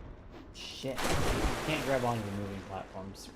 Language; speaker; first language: English; native; English